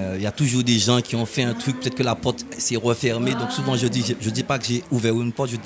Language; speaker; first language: French; native; French